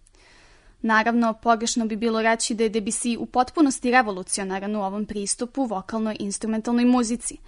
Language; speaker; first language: Serbian; native; Serbian